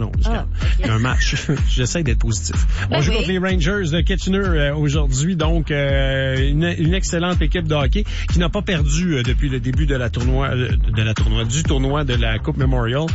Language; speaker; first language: French; native; French